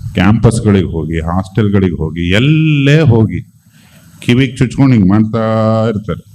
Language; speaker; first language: Kannada; native; Kannada